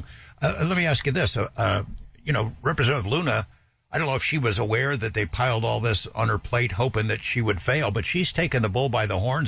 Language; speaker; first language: English; native; English